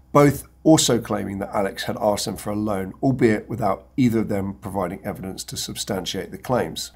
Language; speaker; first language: English; native; English